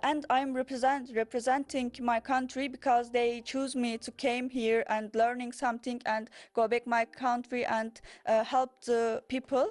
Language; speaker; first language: English; non-native, learner; Turkish